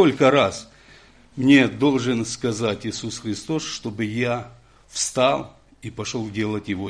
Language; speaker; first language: Russian; non-native, local second language; Ukrainian